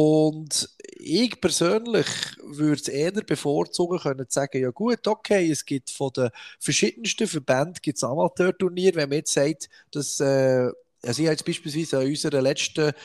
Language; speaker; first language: German; native; German